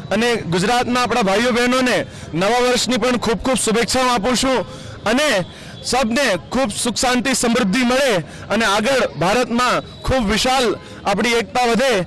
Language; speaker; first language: Gujarati; non-native, local second language; Sindhi